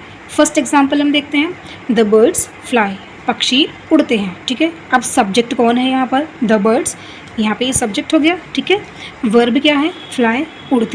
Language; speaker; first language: Hindi; native; Hindi